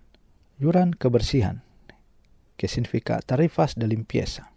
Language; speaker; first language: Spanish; non-native, fluent; Indonesian